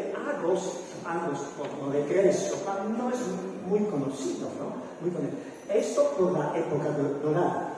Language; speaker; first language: Spanish; non-native, learner; Italian